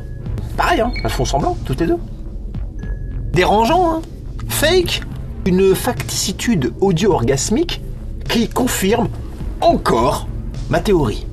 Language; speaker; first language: French; native; French